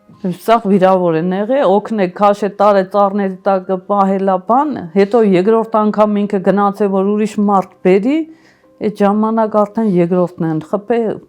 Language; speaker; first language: Armenian; native; Armenian